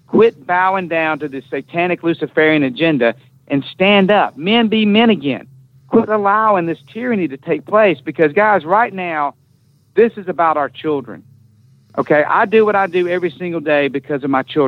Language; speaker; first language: English; native; English